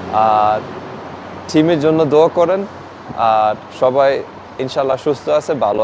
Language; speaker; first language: Bangla; early bilingual, heritage; Bangla